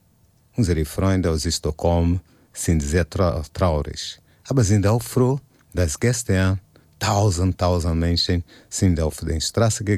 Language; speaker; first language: German; non-native, fluent; Portuguese